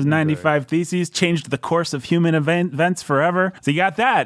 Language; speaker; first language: English; native; English